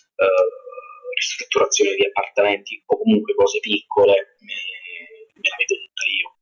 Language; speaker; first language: Italian; native; Italian